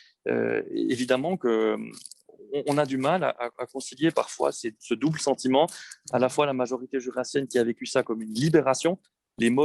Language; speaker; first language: French; native; French